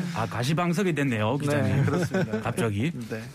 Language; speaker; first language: Korean; non-native, fluent; English